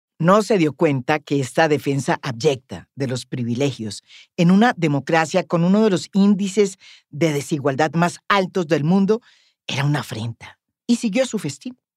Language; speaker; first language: Spanish; native; Spanish